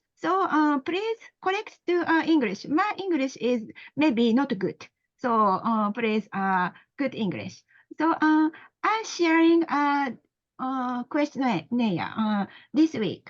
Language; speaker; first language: English; non-native, learner; Japanese